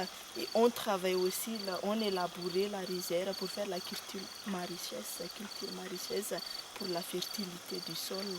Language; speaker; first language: French; non-native, local second language; Malagasy